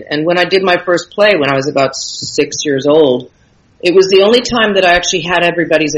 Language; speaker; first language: English; native; English